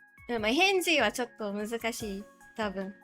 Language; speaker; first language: Japanese; non-native, learner; English